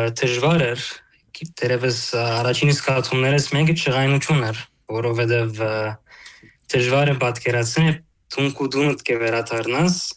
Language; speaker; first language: Armenian; early bilingual, heritage; Armenian